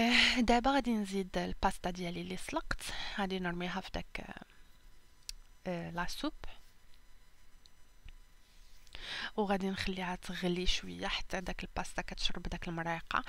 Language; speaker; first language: Arabic; native; Arabic